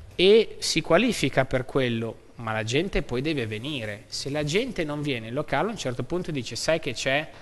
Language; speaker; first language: Italian; native; Italian